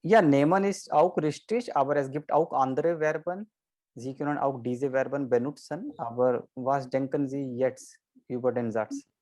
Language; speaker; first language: German; non-native, fluent; Hindi